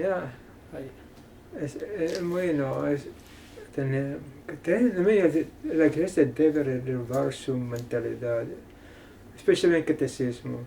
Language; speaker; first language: Spanish; non-native, fluent; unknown